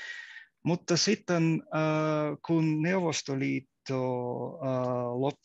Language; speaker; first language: Finnish; non-native, learner; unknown